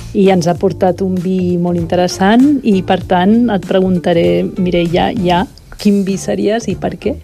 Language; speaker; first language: Catalan; non-native, fluent; English